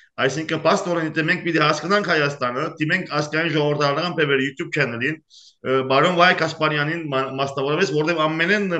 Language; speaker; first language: Armenian; early bilingual, heritage; Armenian